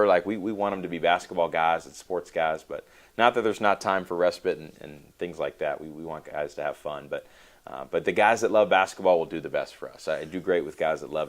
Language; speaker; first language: English; native; English